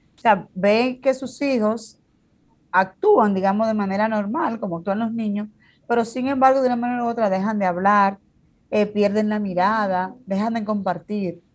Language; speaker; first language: Spanish; native; Spanish